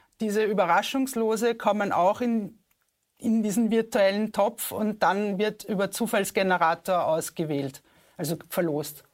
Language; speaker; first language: German; native; German